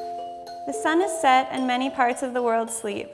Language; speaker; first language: English; native; English